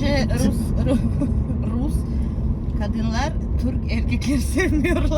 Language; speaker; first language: Turkish; non-native, learner; Russian